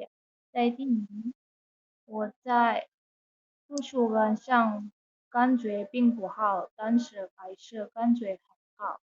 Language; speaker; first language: Chinese; non-native, learner; Indonesian